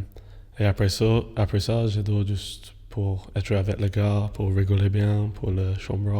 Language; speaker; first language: French; non-native, fluent; English